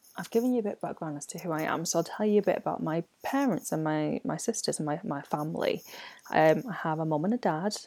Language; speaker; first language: English; non-native, local second language; Cantonese